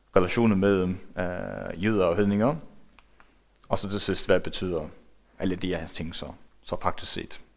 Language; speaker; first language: Danish; non-native, local second language; Faroese